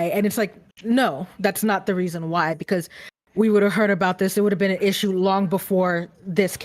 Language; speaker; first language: English; native; English